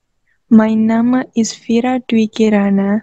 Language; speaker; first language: German; non-native, learner; Indonesian